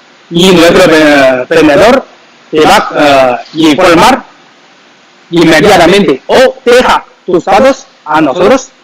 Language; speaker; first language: Spanish; non-native, learner; Chinese